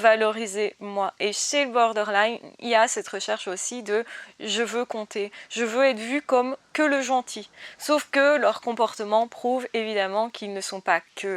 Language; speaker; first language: French; native; French